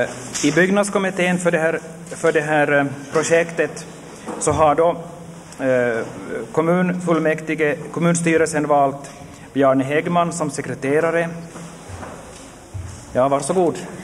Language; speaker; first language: Swedish; native; Swedish